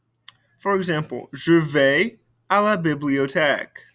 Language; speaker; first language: French; non-native, fluent; English